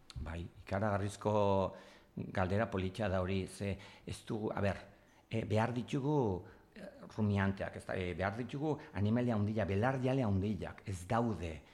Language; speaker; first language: Basque; native; Basque